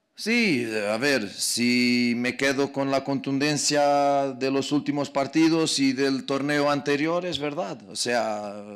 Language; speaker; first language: Spanish; non-native, fluent; Portuguese